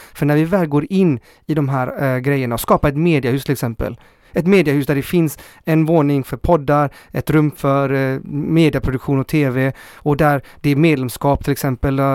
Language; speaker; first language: Swedish; early bilingual, other home language; Spanish